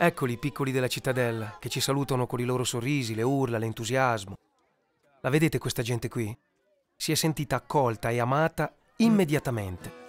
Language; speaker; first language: Italian; native; Italian